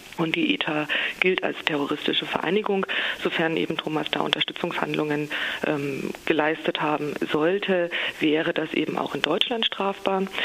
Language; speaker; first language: German; native; German